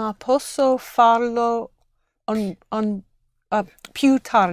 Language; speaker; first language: Italian; non-native, learner; English